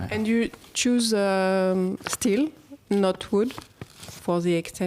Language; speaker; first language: English; non-native, learner; French